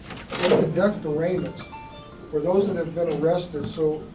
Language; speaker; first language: English; native; English